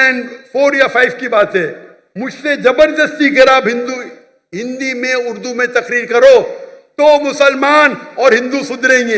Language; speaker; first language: Hindi; non-native, local second language; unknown